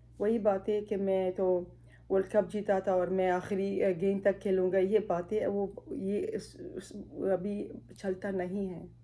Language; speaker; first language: Urdu; non-native, fluent; Pashto